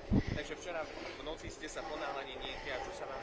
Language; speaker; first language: Slovak; native; Slovak